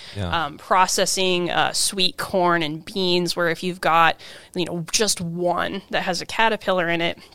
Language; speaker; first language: English; native; English